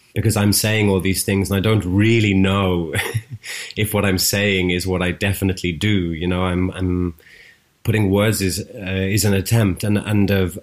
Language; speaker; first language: English; native; English